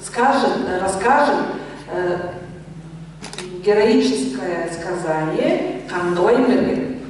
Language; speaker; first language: Russian; non-native, local second language; Tuvinian